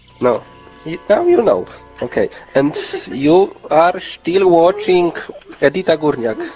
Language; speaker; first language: English; non-native, learner; Polish